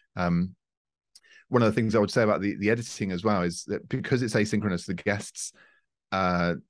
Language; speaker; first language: English; native; English